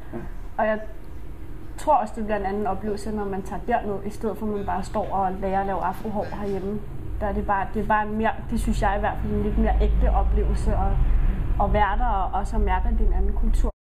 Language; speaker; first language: Danish; native; Danish